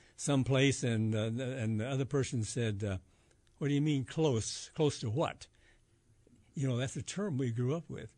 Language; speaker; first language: English; native; English